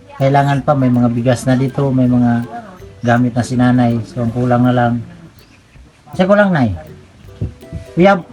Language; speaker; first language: Filipino; non-native, local second language; Cebuano